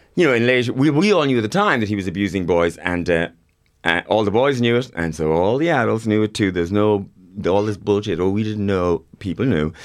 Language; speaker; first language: English; native; English